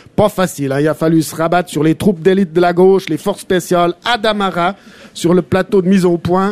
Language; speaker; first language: French; native; French